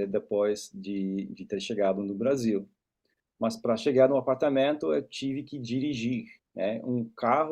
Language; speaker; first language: Portuguese; non-native, fluent; English